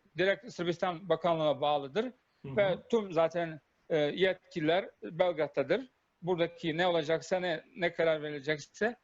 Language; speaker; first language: Turkish; non-native, fluent; Bosnian